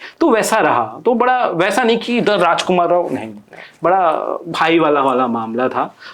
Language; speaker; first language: Hindi; non-native, local second language; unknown